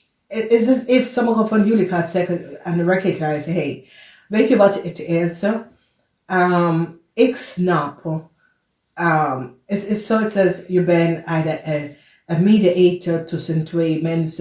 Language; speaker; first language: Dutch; non-native, learner; English